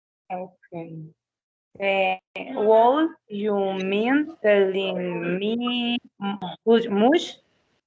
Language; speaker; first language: English; non-native, learner; Spanish